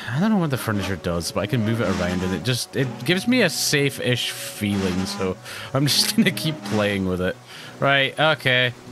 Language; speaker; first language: English; native; English